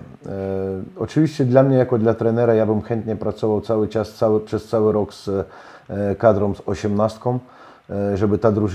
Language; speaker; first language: Polish; non-native, fluent; Russian